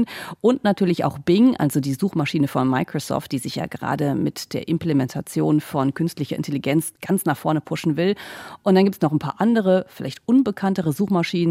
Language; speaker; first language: German; native; German